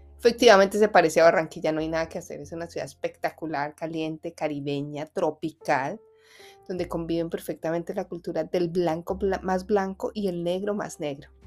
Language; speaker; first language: Spanish; native; Spanish